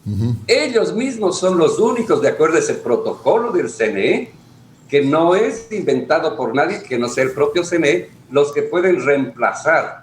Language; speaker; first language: Spanish; native; Spanish